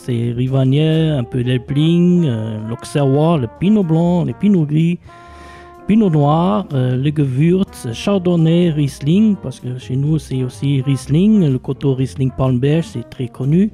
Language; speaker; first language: French; non-native, local second language; Luxembourgish